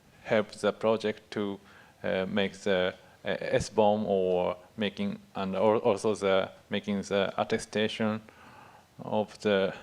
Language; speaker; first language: English; non-native, fluent; Japanese